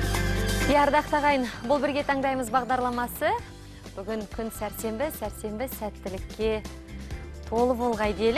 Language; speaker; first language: Kazakh; native; Kazakh